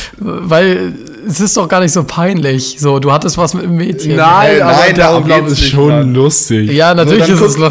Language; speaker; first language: German; native; German